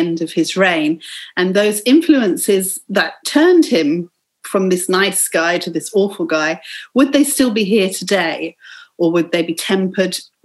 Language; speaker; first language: English; native; English